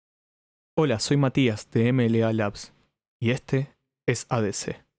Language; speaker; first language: Spanish; native; Spanish